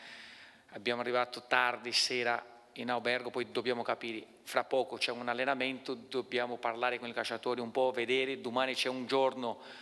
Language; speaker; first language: Italian; non-native, fluent; Portuguese